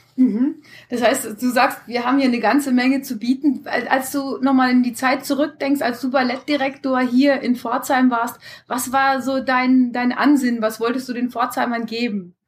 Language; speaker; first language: German; native; German